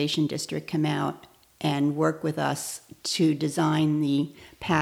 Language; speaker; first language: English; native; English